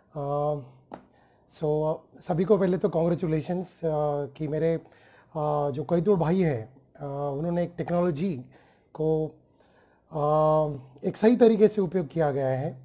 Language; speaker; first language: Hindi; non-native, local second language; Marathi